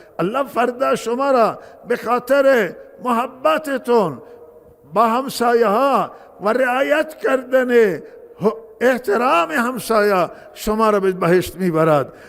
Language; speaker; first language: Persian; non-native, local second language; Baluchi